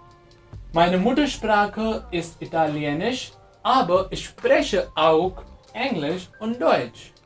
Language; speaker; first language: German; non-native, fluent; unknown